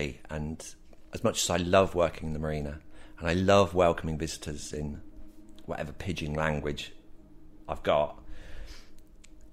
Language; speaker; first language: English; native; English